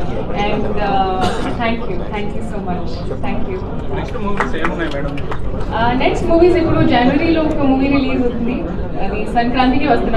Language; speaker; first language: Telugu; non-native, learner; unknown